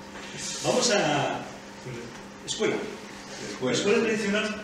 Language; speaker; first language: Spanish; native; Spanish